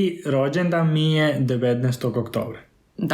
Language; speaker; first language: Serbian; non-native, fluent; Spanish